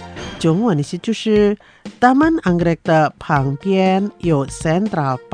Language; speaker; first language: Chinese; non-native, fluent; Indonesian